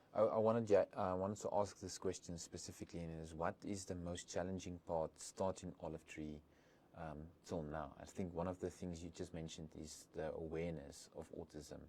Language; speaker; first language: English; non-native, local second language; Afrikaans